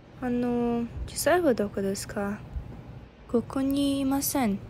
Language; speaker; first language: Japanese; non-native, learner; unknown